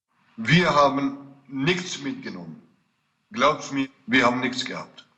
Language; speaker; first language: German; non-native, fluent; Kurdish